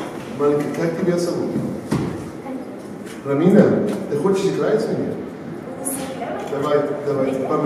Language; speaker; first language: Russian; non-native, learner; Spanish